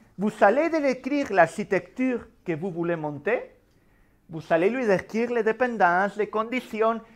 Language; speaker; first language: French; non-native, fluent; Spanish